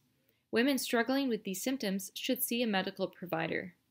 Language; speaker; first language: English; native; English